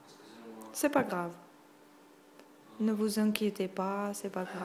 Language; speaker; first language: French; non-native, fluent; Russian